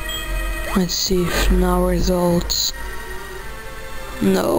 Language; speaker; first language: English; non-native, learner; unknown